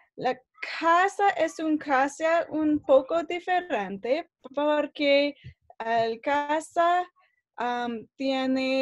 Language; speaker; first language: Spanish; non-native, learner; English